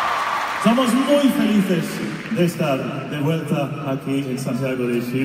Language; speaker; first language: Spanish; non-native, fluent; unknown